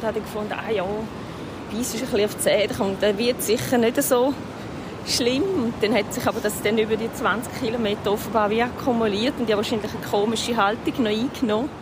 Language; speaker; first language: German; native; German